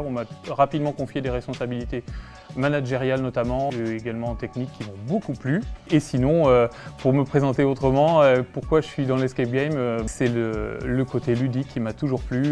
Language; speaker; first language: French; native; French